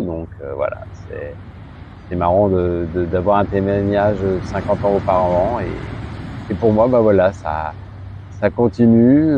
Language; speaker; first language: French; native; French